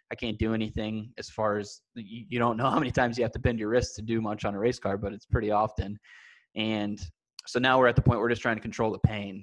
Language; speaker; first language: English; native; English